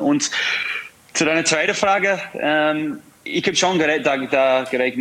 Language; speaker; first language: German; non-native, fluent; English